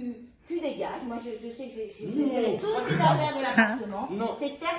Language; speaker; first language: French; native; French